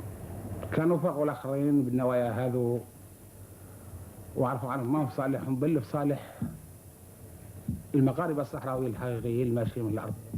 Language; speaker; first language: Arabic; native; Arabic